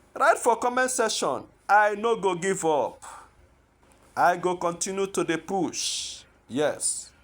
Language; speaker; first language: Nigerian Pidgin; non-native, local second language; Igbo